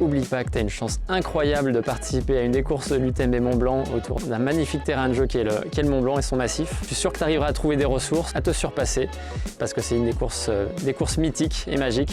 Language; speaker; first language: French; native; French